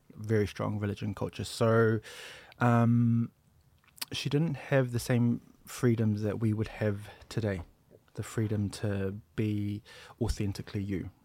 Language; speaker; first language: English; native; English